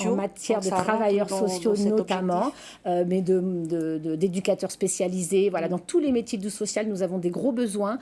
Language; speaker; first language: French; native; French